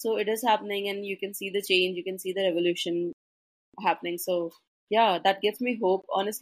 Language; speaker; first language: English; non-native, local second language; Hindi